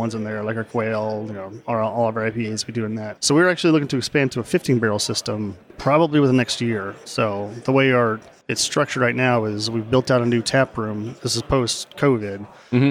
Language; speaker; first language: English; native; English